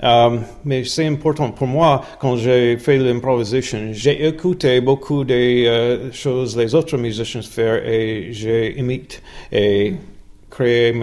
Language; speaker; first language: French; non-native, learner; English